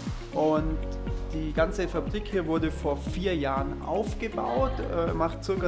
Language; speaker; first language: German; native; German